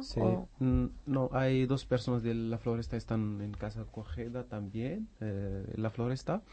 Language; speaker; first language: Spanish; non-native, learner; Arabic